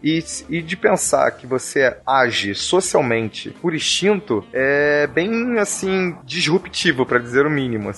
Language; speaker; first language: Portuguese; native; Portuguese